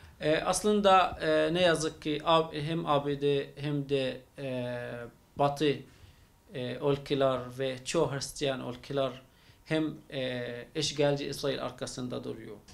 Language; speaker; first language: Turkish; non-native, fluent; Arabic